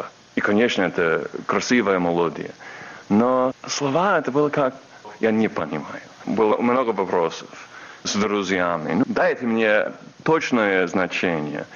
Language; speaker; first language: Russian; non-native, learner; English